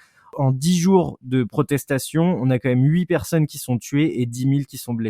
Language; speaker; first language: French; native; French